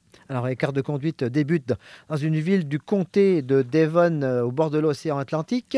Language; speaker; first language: French; native; French